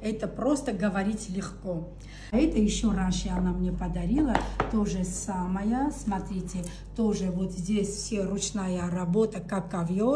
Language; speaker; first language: Russian; non-native, local second language; Armenian